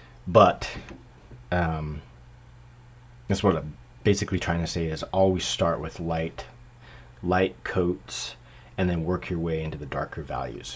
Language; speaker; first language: English; native; English